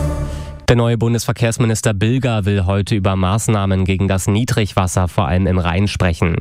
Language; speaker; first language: German; native; German